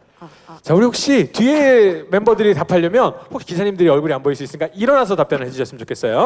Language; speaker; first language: Korean; native; Korean